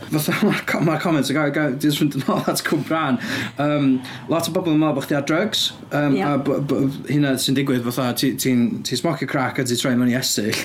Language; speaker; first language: Welsh; native; Welsh